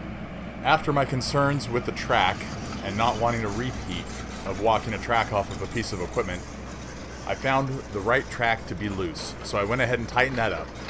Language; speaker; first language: English; native; English